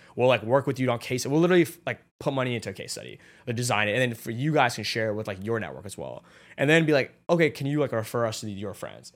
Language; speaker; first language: English; native; English